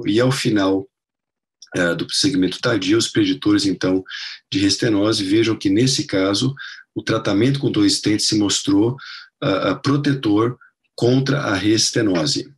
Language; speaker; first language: Portuguese; non-native, fluent; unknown